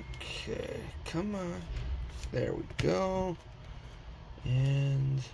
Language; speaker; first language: English; native; English